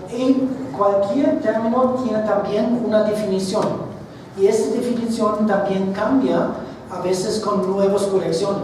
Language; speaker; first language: Spanish; non-native, fluent; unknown